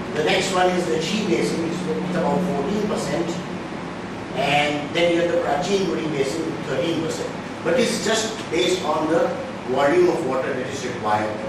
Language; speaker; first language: English; non-native, fluent; Thai